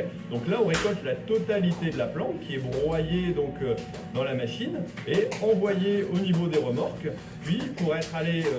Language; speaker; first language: French; native; French